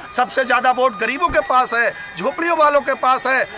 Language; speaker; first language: Hindi; native; Hindi